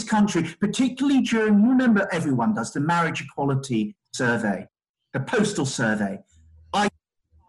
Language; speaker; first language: English; native; English